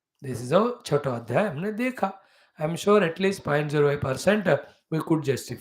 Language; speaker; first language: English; non-native, local second language; Hindi